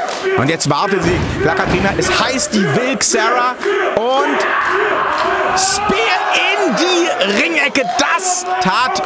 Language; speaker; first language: German; native; German